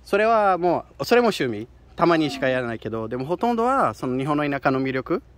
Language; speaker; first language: Japanese; non-native, fluent; Portuguese